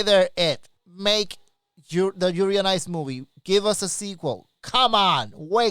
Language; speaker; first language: English; native; English